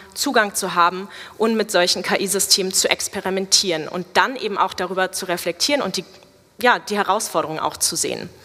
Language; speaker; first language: German; native; German